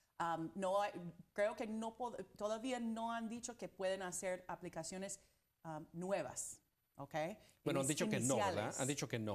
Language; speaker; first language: Spanish; non-native, fluent; English